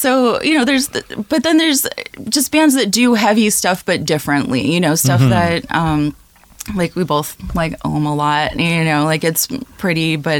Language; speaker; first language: English; native; English